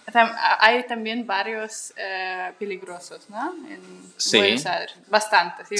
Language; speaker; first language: Spanish; non-native, fluent; Russian